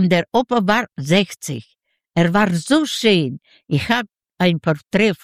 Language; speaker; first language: German; non-native, learner; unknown